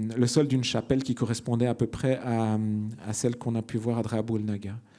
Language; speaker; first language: French; native; French